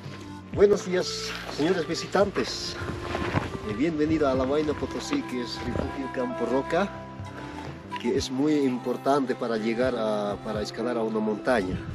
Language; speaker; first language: Spanish; non-native, local second language; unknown